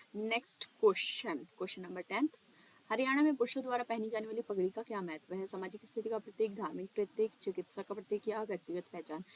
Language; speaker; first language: Hindi; native; Hindi